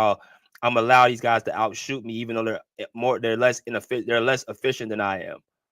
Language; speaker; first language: English; native; English